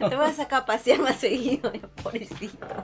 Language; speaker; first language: Spanish; native; Spanish